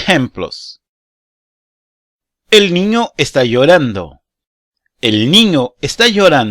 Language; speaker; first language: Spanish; non-native, learner; Portuguese